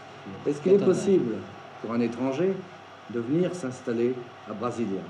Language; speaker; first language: French; native; French